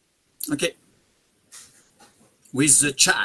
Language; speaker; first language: English; non-native, fluent; French